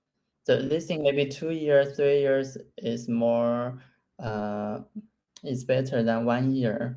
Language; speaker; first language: English; non-native, learner; Chinese